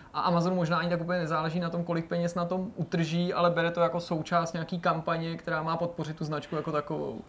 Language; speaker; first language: Czech; native; Czech